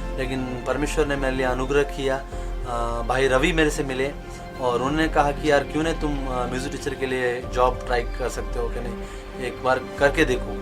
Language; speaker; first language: Hindi; non-native, local second language; Kannada